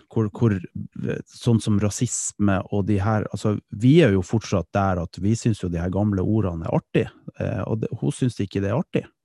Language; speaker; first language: Norwegian; early bilingual, other home language; Dutch